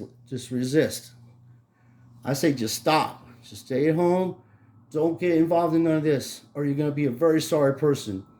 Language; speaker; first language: English; native; English